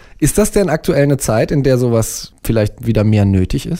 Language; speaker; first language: German; native; German